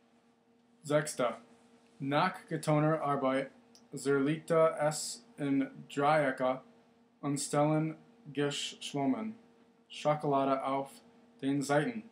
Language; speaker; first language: German; non-native, learner; English